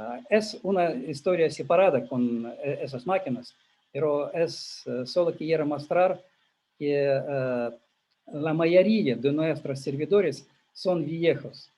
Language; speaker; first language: Spanish; non-native, learner; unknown